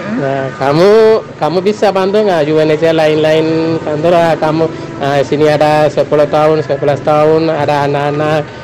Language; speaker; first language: Indonesian; non-native, learner; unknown